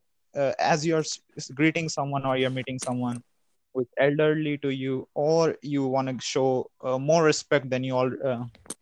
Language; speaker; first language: English; non-native, local second language; Hindi